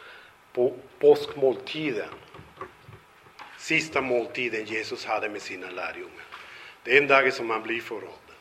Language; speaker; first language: Swedish; non-native, fluent; Spanish